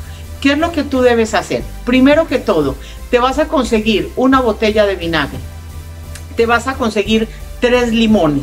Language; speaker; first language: Spanish; native; Spanish